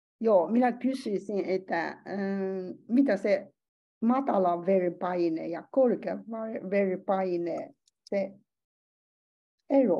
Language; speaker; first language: Finnish; non-native, learner; Chinese